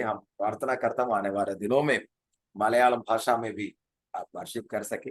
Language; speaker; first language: Hindi; non-native, local second language; Malayalam